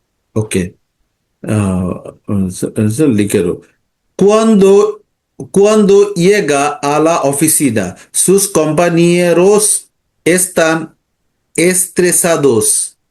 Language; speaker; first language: Spanish; non-native, learner; Bangla